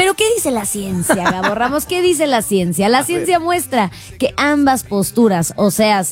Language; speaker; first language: Spanish; native; Spanish